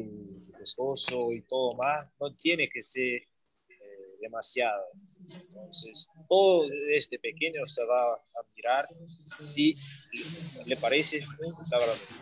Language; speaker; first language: Spanish; non-native, learner; Portuguese